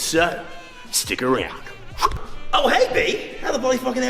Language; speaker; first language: English; native; English